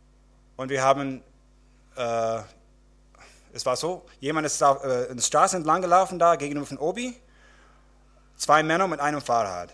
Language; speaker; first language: German; non-native, fluent; English